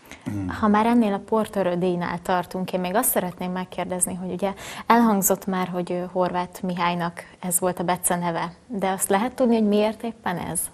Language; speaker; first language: Hungarian; native; Hungarian